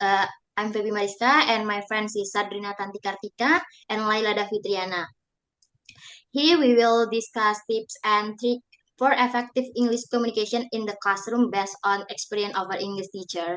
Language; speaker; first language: English; non-native, learner; Indonesian